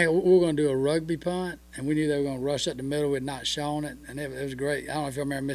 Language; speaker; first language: English; native; English